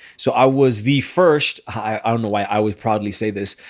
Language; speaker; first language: English; native; English